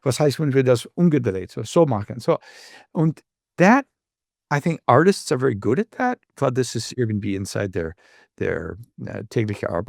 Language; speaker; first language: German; non-native, learner; English